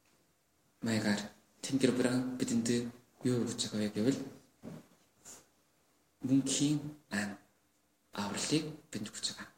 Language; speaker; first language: Mongolian; non-native, learner; Korean